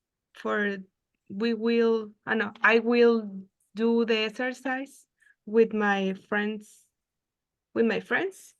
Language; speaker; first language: English; non-native, learner; Spanish